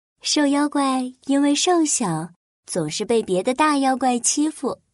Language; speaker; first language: Chinese; native; Chinese